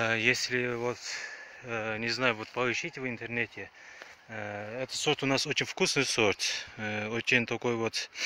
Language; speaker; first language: Russian; non-native, fluent; Azerbaijani